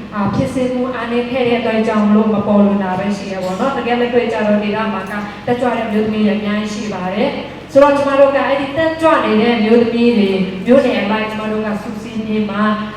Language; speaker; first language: Burmese; non-native, local second language; Shwe Palaung